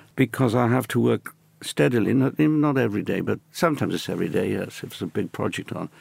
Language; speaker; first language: English; native; English